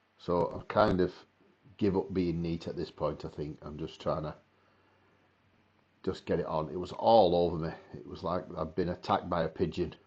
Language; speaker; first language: English; native; English